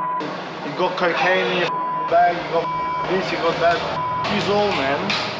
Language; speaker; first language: English; native; English